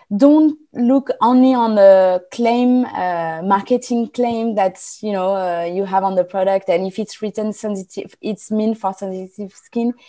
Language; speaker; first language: English; non-native, fluent; French